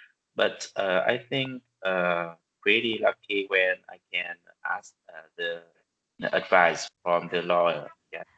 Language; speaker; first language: English; non-native, learner; Vietnamese